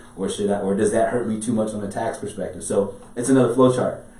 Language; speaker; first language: English; native; English